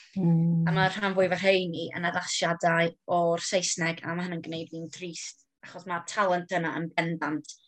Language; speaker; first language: Welsh; non-native, local second language; English